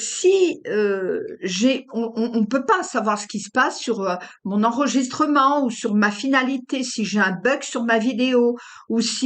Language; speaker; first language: French; native; French